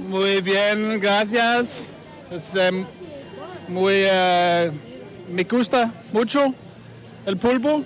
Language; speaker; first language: Spanish; non-native, learner; Danish